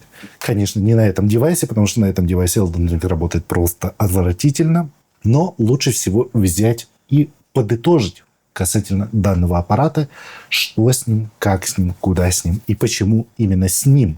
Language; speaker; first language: Russian; native; Russian